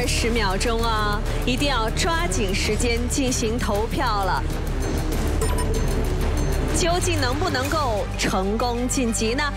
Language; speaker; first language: Chinese; native; Chinese